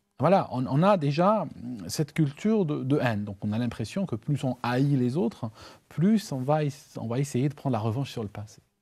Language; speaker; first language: French; non-native, local second language; Arabic